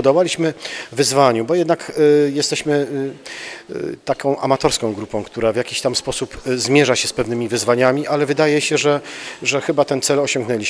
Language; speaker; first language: Polish; native; Polish